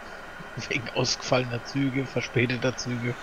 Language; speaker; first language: German; native; German